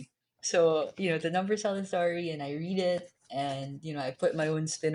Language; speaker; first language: English; non-native, local second language; Filipino